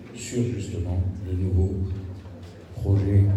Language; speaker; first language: French; non-native, local second language; Arabic